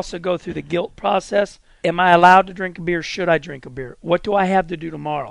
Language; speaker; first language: English; native; English